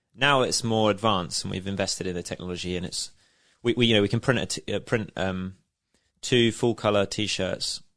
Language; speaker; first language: English; native; English